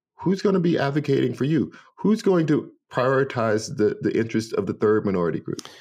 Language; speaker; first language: English; native; English